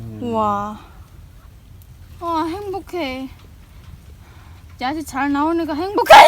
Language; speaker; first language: Korean; non-native, learner; Khmer